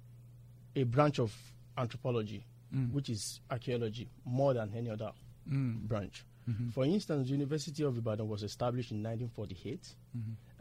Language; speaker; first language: English; non-native, local second language; Yoruba